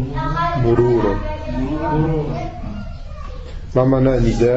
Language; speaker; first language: Arabic; non-native, fluent; French